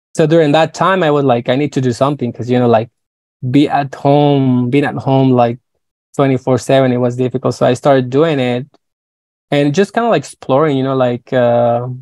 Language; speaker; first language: English; non-native, fluent; Spanish